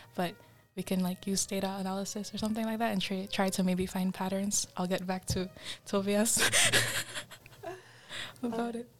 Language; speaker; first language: English; non-native, fluent; Indonesian